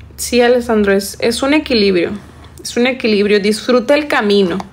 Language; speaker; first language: Spanish; native; Spanish